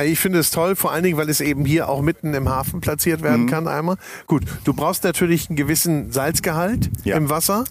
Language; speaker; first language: German; native; German